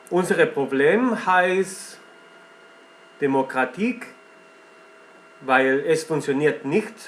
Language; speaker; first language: German; non-native, learner; Spanish